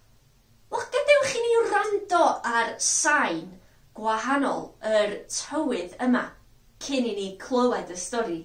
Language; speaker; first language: Welsh; native; Welsh